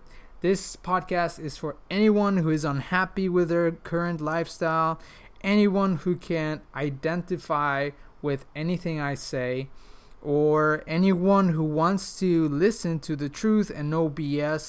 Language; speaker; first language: English; non-native, fluent; Spanish